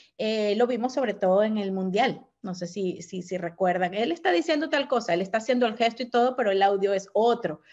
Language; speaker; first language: Spanish; native; Spanish